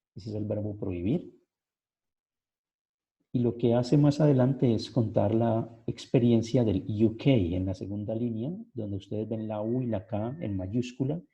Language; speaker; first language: Spanish; native; Spanish